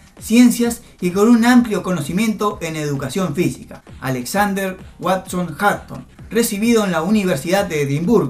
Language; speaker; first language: Spanish; native; Spanish